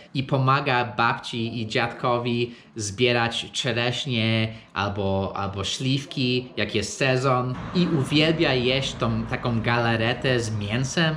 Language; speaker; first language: Polish; non-native, fluent; English